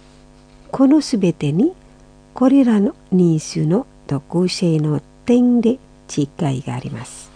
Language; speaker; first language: Japanese; non-native, fluent; Indonesian